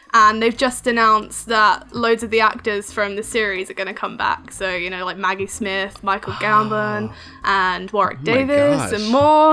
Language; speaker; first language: English; native; English